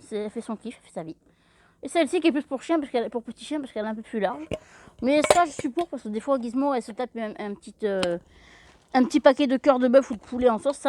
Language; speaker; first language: French; native; French